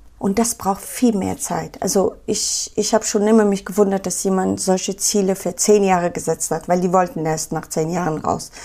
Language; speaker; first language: German; non-native, fluent; Pashto